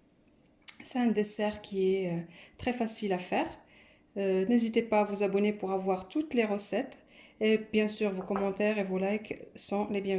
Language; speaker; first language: French; non-native, local second language; Arabic